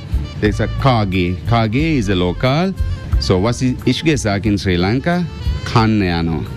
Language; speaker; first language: German; non-native, learner; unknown